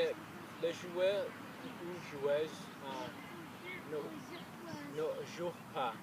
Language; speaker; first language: French; non-native, learner; English